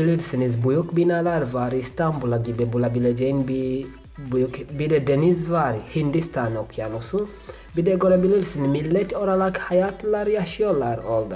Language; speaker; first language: Turkish; non-native, learner; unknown